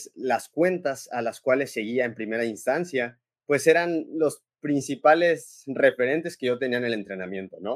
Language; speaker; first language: Spanish; native; Spanish